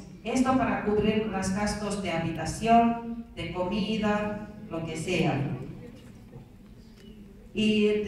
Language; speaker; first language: Spanish; non-native, fluent; Finnish